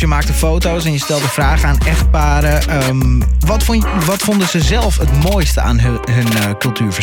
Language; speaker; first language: Dutch; native; Dutch